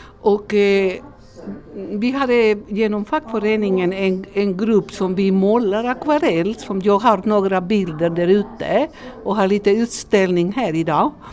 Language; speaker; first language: Swedish; non-native, fluent; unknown